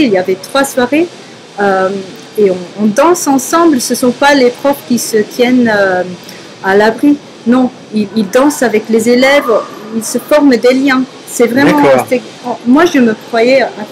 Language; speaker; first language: French; non-native, fluent; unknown